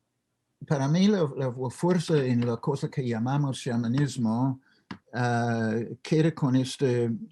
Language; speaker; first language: Spanish; non-native, fluent; English